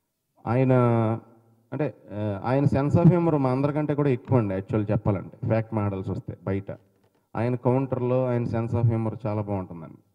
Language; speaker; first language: Telugu; native; Telugu